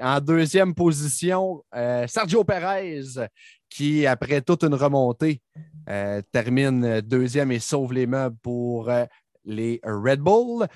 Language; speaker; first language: French; native; French